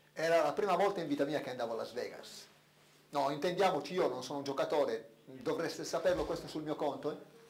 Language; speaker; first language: Italian; native; Italian